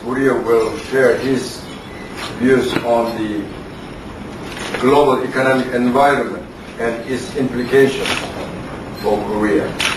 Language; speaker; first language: English; non-native, fluent; Korean